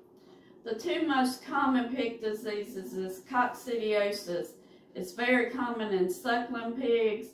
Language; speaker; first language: English; native; English